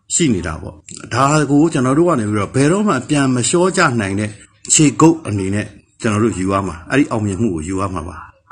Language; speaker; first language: Burmese; native; Burmese